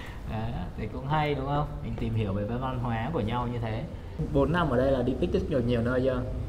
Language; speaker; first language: Vietnamese; native; Vietnamese